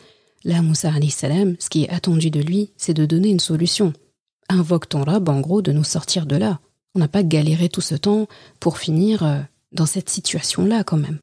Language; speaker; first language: French; native; French